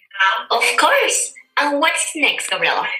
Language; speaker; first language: English; non-native, learner; Spanish